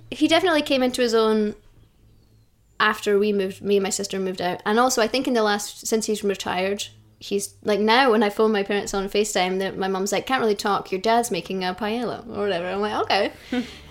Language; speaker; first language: English; native; English